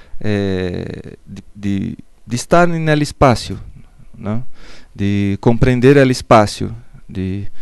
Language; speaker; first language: Spanish; non-native, learner; Portuguese